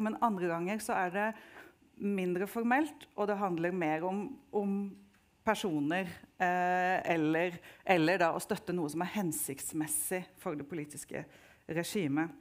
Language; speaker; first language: Norwegian; native; Norwegian